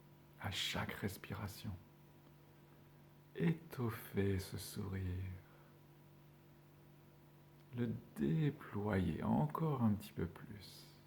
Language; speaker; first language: French; native; French